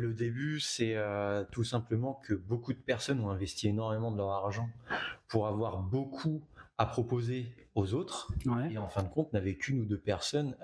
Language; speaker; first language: French; native; French